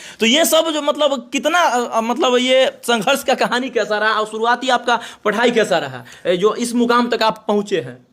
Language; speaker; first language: Hindi; native; Hindi